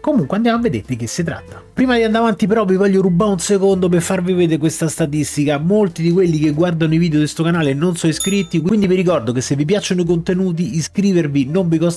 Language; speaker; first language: Italian; native; Italian